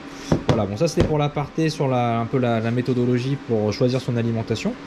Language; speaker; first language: French; native; French